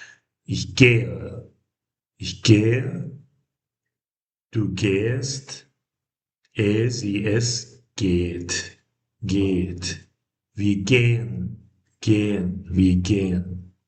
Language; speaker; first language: German; non-native, fluent; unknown